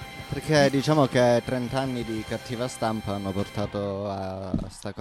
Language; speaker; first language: Italian; native; Italian